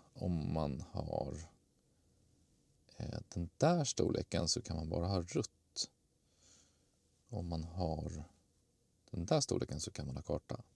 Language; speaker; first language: Swedish; native; Swedish